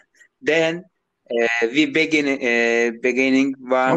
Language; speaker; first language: English; non-native, learner; Turkish